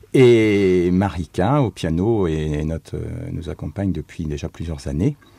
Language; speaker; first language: French; native; French